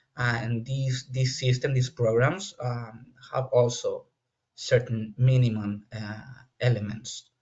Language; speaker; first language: English; non-native, fluent; Spanish